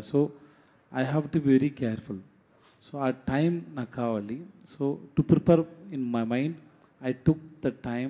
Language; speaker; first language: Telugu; non-native, learner; Tamil